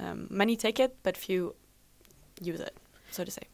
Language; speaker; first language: English; non-native, fluent; Dutch